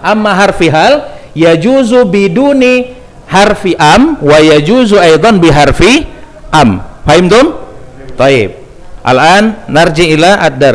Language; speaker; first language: Arabic; non-native, fluent; Indonesian